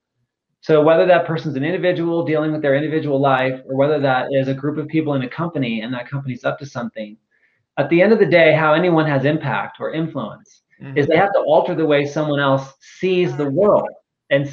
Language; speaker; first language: English; native; English